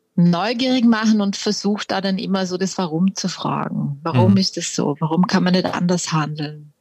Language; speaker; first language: German; native; German